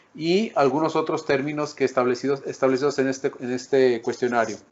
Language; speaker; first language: Spanish; native; Spanish